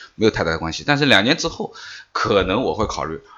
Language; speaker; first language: Chinese; native; Chinese